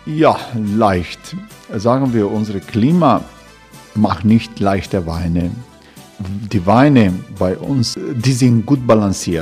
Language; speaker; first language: German; non-native, learner; Croatian